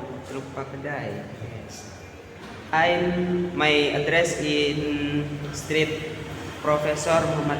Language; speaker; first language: English; non-native, learner; Indonesian